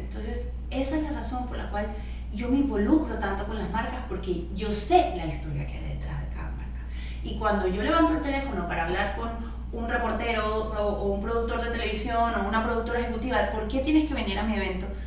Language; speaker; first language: Spanish; native; Spanish